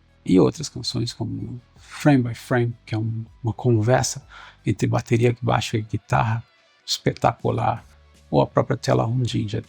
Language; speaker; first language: Portuguese; native; Portuguese